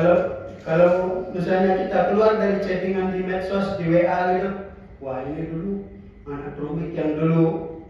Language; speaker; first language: Indonesian; native; Indonesian